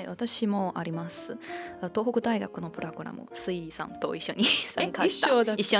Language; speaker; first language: Japanese; non-native, learner; Chinese